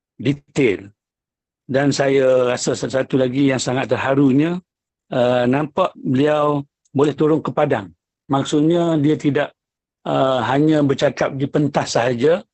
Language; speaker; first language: Malay; native; Malay